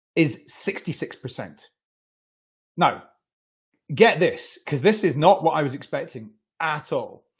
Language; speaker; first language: English; native; English